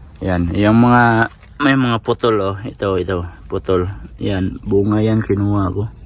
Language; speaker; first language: Filipino; non-native, local second language; Cebuano